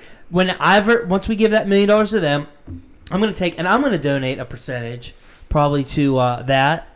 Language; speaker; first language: English; native; English